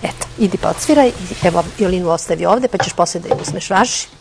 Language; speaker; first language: Serbian; native; Serbian